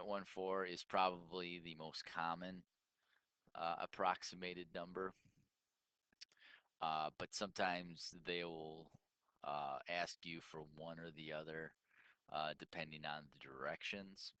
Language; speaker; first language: English; native; English